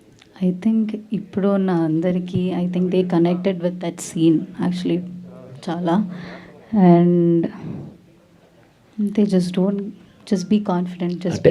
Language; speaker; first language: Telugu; non-native, learner; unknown